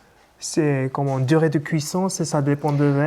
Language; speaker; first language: French; non-native, fluent; Japanese